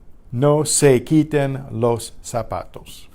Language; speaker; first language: Spanish; non-native, fluent; English